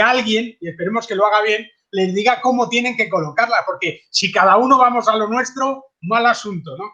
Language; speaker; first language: Spanish; native; Spanish